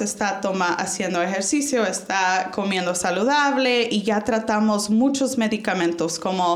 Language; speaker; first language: Spanish; early bilingual, heritage; Spanish